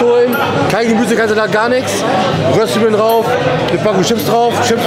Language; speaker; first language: German; native; German